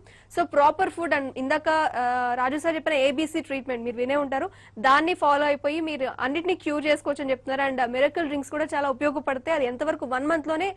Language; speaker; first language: Telugu; native; Telugu